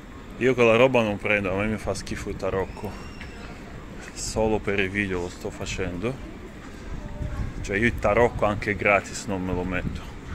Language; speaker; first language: Italian; non-native, fluent; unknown